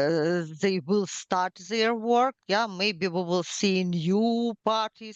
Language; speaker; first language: English; non-native, learner; Ukrainian